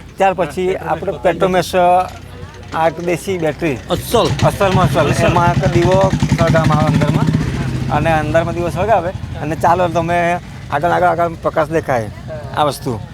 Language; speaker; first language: Gujarati; non-native, local second language; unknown